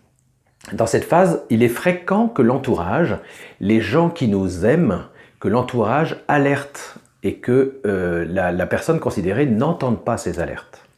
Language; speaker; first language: French; native; French